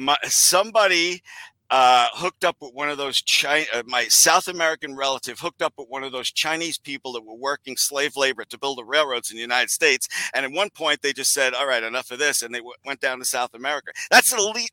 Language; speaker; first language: English; native; English